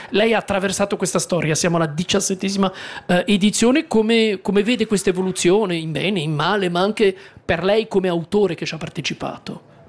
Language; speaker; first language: Italian; native; Italian